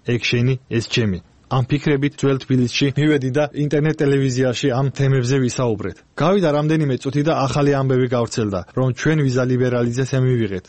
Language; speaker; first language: Georgian; non-native, local second language; Azerbaijani